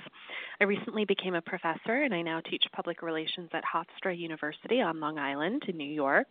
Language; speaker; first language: English; native; English